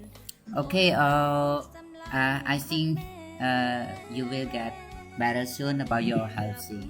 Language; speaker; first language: English; non-native, learner; Khmer